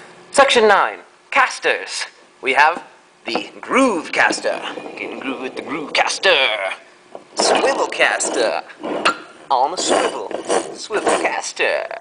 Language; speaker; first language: English; native; English